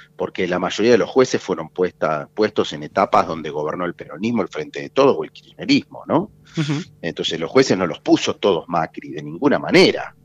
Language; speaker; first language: Spanish; native; Spanish